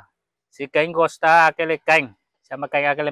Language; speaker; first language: Portuguese; non-native, learner; Vietnamese